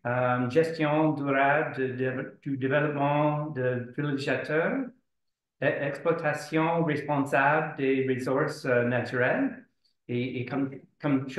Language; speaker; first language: French; non-native, learner; English